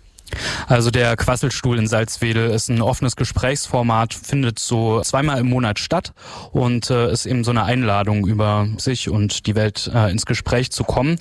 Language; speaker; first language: German; native; German